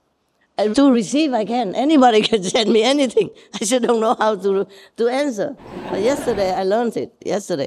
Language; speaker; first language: English; non-native, fluent; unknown